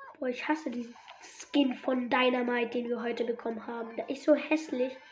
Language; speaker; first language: German; native; German